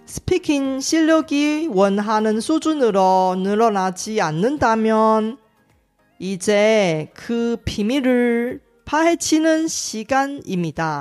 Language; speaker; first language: Korean; non-native, fluent; Chinese